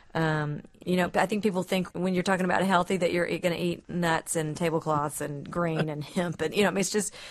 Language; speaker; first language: English; native; English